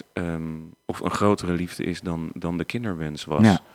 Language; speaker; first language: Dutch; native; Dutch